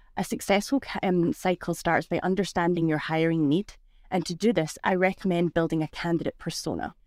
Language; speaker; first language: English; native; English